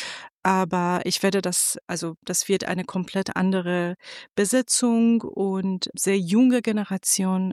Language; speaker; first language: German; non-native, fluent; Persian